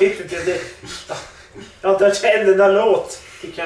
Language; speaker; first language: Swedish; non-native, learner; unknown